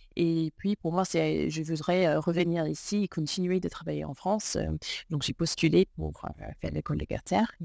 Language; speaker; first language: French; non-native, fluent; English